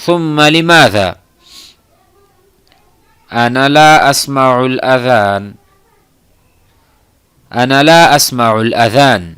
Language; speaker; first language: Arabic; non-native, fluent; Urdu